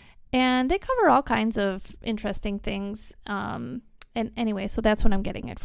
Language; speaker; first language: English; native; English